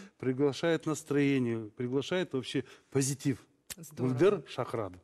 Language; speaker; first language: Russian; non-native, local second language; Kazakh